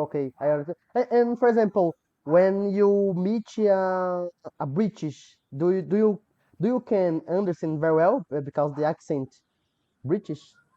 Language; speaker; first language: English; non-native, learner; Portuguese